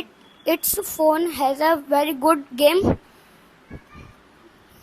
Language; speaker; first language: English; non-native, learner; Hindi